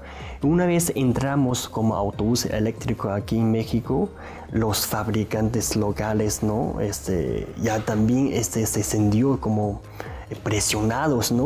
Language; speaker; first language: Spanish; non-native, learner; Chinese